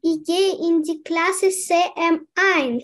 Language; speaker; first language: German; non-native, learner; French